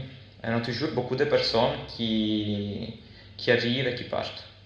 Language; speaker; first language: French; non-native, fluent; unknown